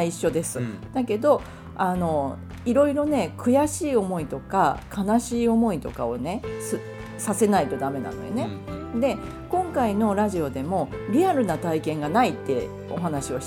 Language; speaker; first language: Japanese; native; Japanese